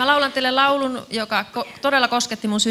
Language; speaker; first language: Finnish; native; Finnish